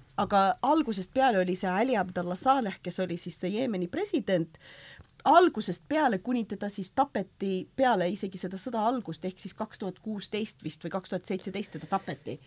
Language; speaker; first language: Estonian; early bilingual, heritage; Estonian